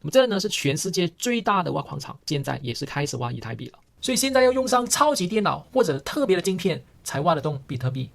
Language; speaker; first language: Chinese; early bilingual, heritage; Chinese